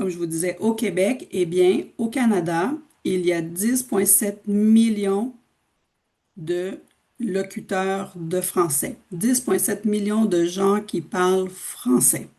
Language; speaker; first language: French; native; French